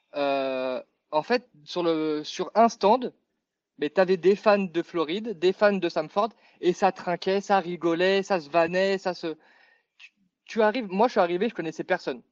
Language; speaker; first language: French; native; French